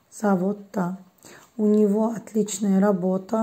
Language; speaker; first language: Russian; non-native, fluent; Azerbaijani